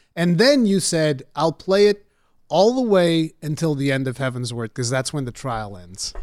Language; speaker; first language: English; non-native, fluent; Portuguese